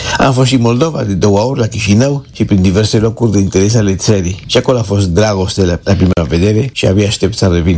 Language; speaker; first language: Romanian; non-native, fluent; Spanish